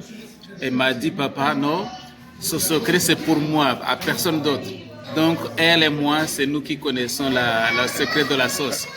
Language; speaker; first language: French; non-native, local second language; Kinyarwanda